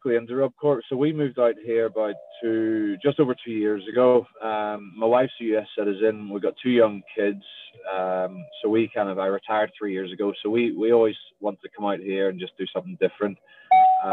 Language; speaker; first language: English; native; English